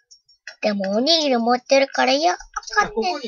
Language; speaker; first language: Japanese; native; Japanese